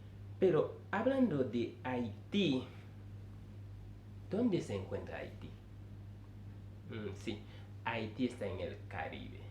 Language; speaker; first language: Spanish; non-native, fluent; Haitian Creole